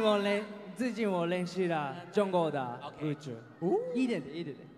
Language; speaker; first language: Chinese; non-native, learner; Japanese